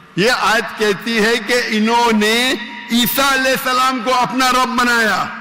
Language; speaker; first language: Urdu; non-native, local second language; Konkani